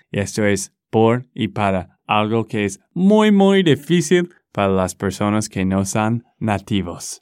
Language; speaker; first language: Spanish; non-native, fluent; English